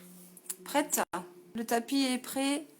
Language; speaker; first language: French; native; French